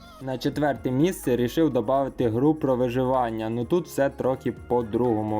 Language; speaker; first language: Ukrainian; native; Ukrainian